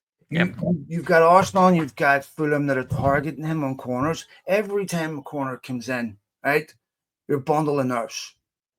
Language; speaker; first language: English; native; English